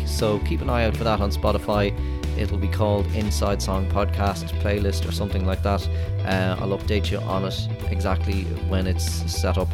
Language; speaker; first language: English; native; English